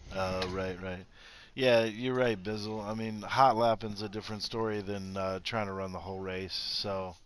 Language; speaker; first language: English; native; English